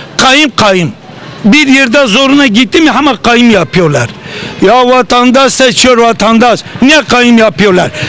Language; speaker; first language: Turkish; non-native, local second language; Kurdish